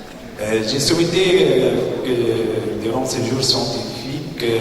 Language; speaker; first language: French; non-native, local second language; Arabic